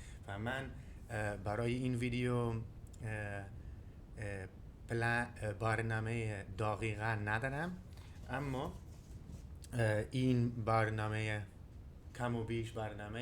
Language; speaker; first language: Persian; non-native, learner; Dutch